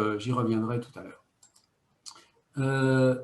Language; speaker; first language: French; native; French